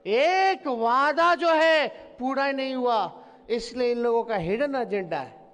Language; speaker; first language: Hindi; native; Hindi